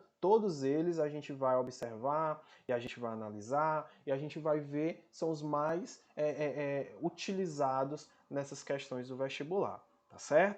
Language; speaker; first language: Portuguese; native; Portuguese